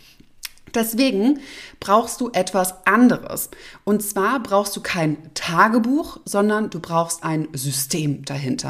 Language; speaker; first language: German; native; German